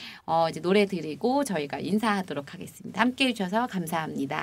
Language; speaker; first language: Korean; native; Korean